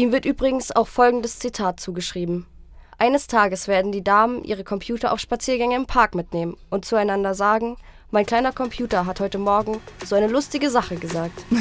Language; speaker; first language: German; native; German